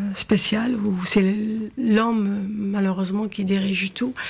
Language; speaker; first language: French; non-native, local second language; Arabic